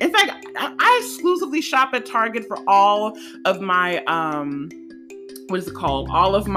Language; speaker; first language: English; native; English